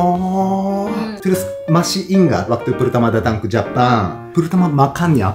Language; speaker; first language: Indonesian; non-native, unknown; Japanese